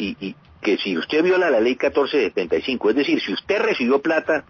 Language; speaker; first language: Spanish; native; Spanish